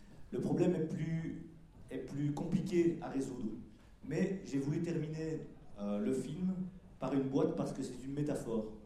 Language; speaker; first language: French; native; French